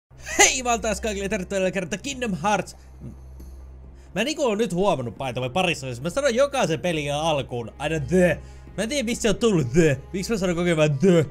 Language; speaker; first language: Finnish; native; Finnish